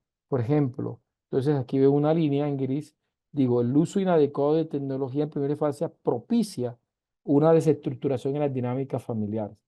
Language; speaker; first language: Spanish; native; Spanish